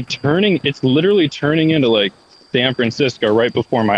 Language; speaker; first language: English; native; English